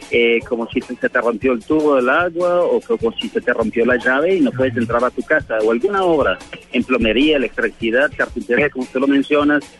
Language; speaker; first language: Spanish; early bilingual, heritage; Spanish